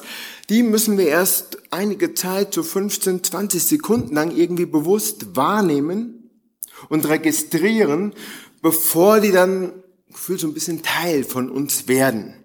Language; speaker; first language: German; native; German